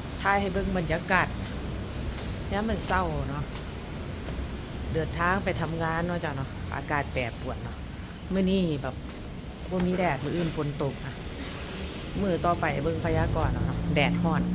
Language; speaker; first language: Thai; non-native, local second language; Northeastern Thai